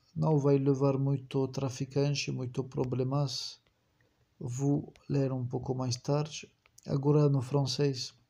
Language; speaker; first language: Portuguese; non-native, fluent; French